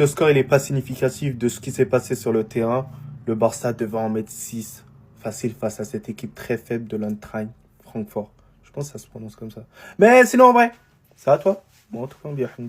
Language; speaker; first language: French; native; French